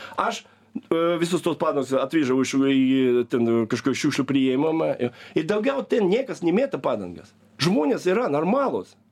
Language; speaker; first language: Lithuanian; non-native, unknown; Russian